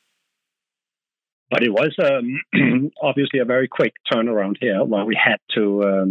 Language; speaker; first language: English; non-native, fluent; Danish